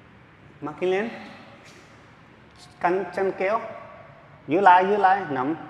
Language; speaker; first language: Vietnamese; non-native, learner; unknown